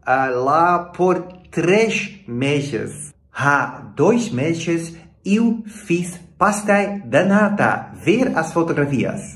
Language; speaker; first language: Portuguese; non-native, learner; Dutch